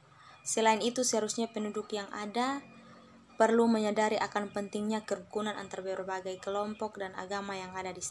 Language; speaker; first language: Indonesian; native; Indonesian